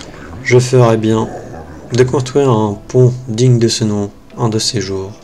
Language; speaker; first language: French; native; French